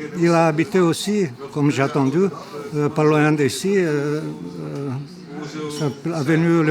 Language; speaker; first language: French; non-native, fluent; Romanian